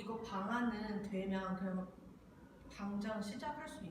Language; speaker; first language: Korean; non-native, learner; Chinese